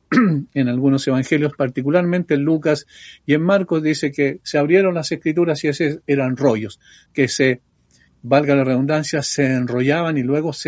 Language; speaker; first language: Spanish; native; Spanish